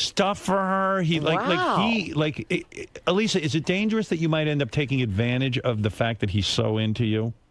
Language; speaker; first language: English; native; English